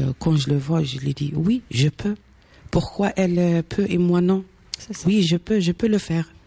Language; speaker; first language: French; non-native, local second language; Arabic